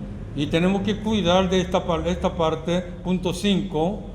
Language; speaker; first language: Spanish; non-native, fluent; Korean